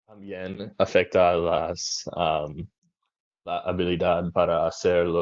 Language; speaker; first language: Spanish; non-native, learner; English